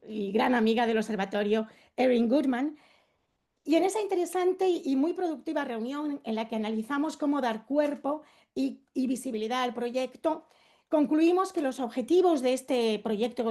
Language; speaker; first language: Spanish; native; Spanish